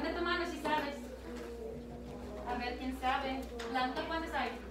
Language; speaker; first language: Spanish; early bilingual, heritage; Spanish